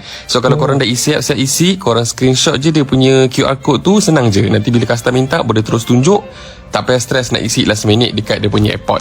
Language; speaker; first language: Malay; native; Malay